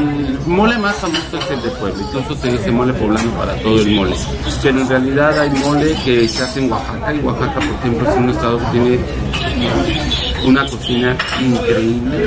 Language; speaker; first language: Spanish; native; Spanish